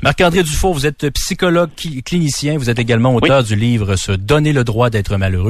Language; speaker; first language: French; native; French